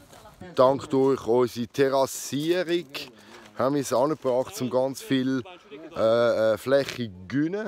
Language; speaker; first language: German; native; German